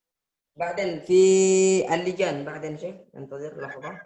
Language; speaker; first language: Arabic; non-native, fluent; Indonesian